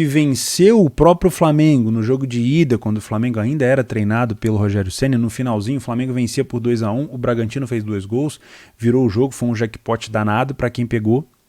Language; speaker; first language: Portuguese; native; Portuguese